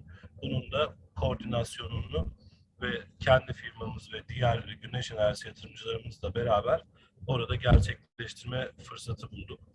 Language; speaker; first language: Turkish; native; Turkish